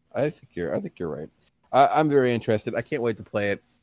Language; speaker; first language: English; native; English